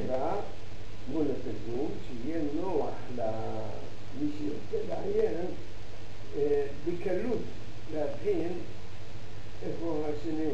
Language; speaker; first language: Hebrew; early bilingual, other home language; Arabic